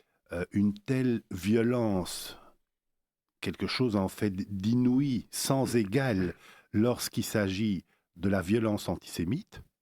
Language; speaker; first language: French; native; French